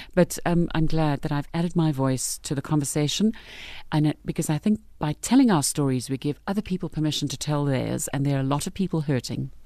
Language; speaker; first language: English; native; English